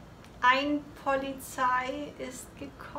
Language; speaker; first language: German; non-native, learner; Chinese